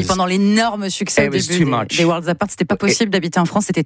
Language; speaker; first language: French; native; French